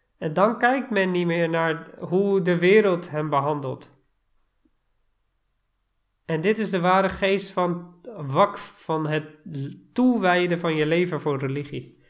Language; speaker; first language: Dutch; non-native, fluent; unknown